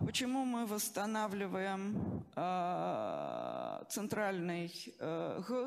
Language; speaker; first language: Russian; native; Russian